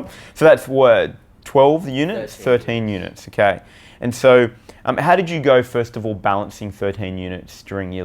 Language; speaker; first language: English; native; English